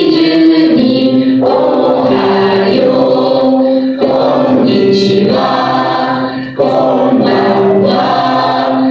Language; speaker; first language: Japanese; non-native, learner; Indonesian